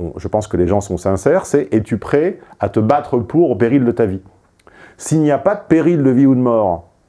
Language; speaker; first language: French; native; French